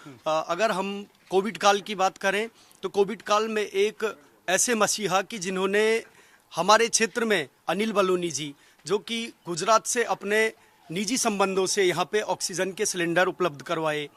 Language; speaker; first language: Hindi; native; Hindi